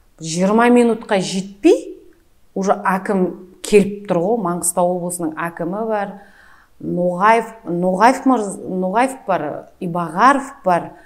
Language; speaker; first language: Kazakh; native; Kazakh